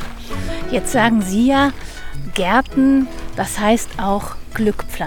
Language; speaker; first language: German; native; German